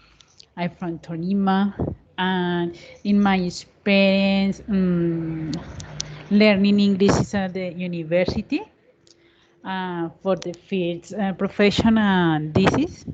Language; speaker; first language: English; non-native, learner; Spanish